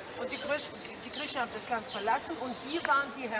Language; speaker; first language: German; non-native, fluent; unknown